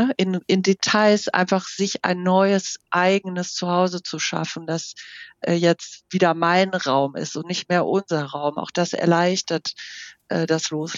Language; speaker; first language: German; native; German